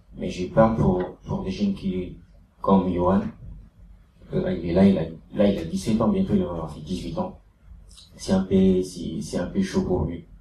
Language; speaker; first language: French; early bilingual, other home language; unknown